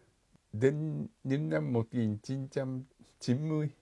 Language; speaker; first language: Vietnamese; non-native, fluent; Japanese